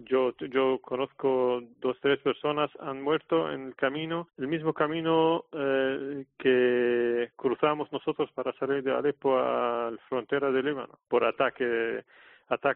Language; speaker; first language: Spanish; non-native, learner; Arabic